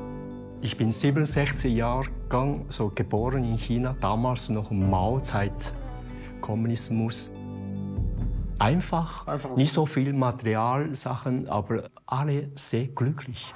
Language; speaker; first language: German; non-native, learner; Chinese